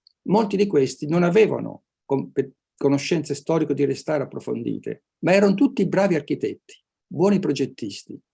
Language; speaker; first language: Italian; native; Italian